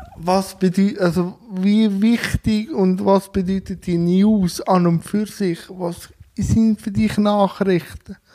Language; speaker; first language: German; native; German